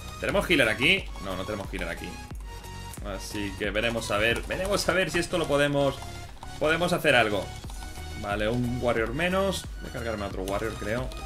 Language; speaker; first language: Spanish; native; Spanish